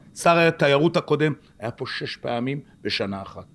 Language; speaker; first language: Hebrew; native; Hebrew